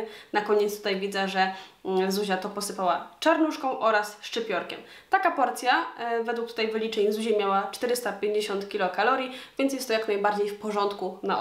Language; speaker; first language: Polish; native; Polish